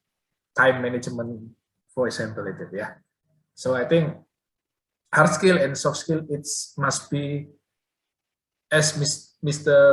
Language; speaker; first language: English; non-native, learner; Indonesian